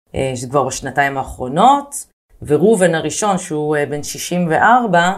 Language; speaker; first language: Hebrew; native; Hebrew